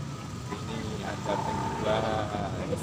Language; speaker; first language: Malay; non-native, local second language; Javanese